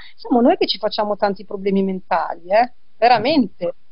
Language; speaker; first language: Italian; native; Italian